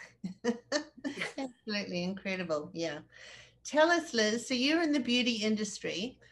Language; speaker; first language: English; native; English